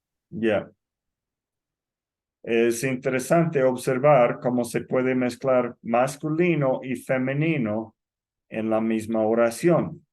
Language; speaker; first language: Spanish; non-native, fluent; English